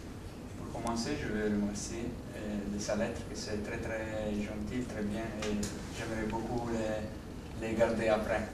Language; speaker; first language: French; non-native, fluent; Italian